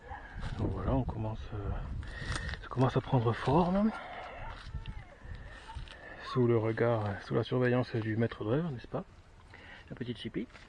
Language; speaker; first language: French; native; French